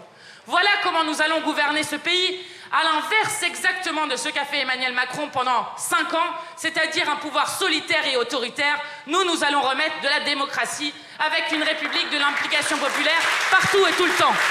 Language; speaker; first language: French; native; French